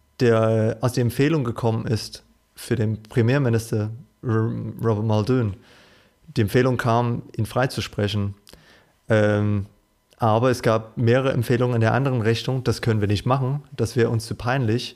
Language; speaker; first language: German; non-native, fluent; English